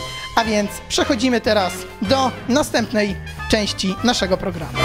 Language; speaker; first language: Polish; native; Polish